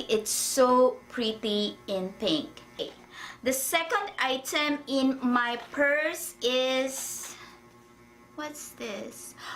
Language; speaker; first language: English; non-native, fluent; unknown